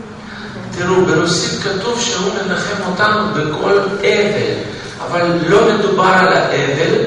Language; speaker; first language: Hebrew; non-native, fluent; Russian